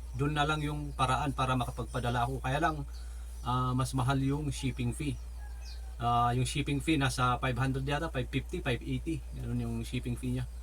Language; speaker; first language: Filipino; native; Filipino